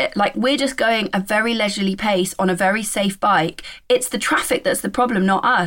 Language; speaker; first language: English; native; English